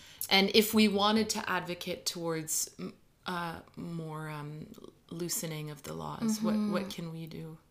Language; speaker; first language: English; native; English